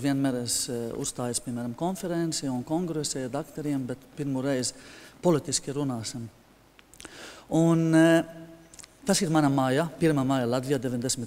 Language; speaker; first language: Latvian; non-native, fluent; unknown